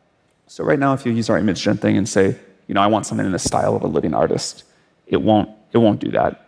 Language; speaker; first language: English; native; English